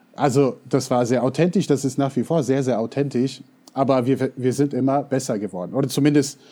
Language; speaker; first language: German; non-native, fluent; English